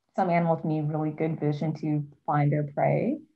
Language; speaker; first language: English; native; English